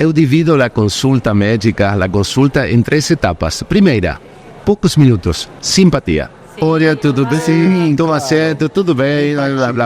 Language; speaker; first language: Portuguese; non-native, fluent; Spanish